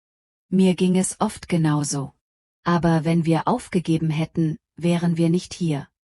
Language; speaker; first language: German; non-native, fluent; Polish